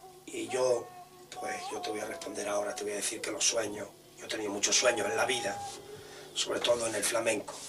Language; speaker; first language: Spanish; native; Spanish